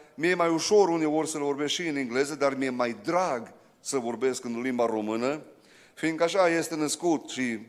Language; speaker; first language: Romanian; early bilingual, heritage; Romanian